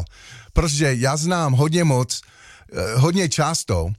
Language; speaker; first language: Czech; non-native, learner; Slovak